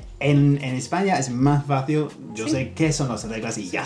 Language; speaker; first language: Spanish; non-native, learner; English